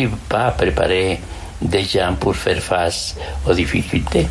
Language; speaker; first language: French; non-native, fluent; Spanish